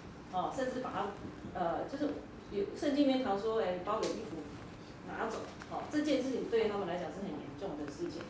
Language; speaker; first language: Chinese; native; Chinese